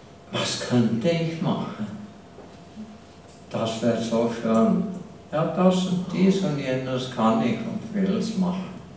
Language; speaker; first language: German; non-native, fluent; English